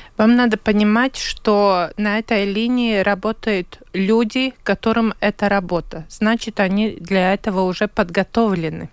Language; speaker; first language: Russian; non-native, local second language; Latvian